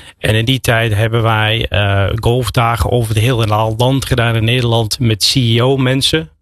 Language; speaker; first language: Dutch; non-native, fluent; English